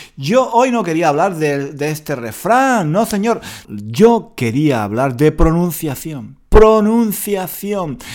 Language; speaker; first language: Spanish; native; Spanish